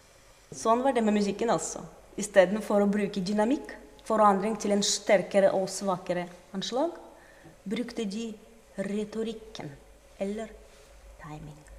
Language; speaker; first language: Norwegian; non-native, fluent; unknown